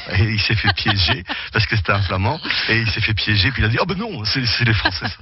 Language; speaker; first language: French; native; French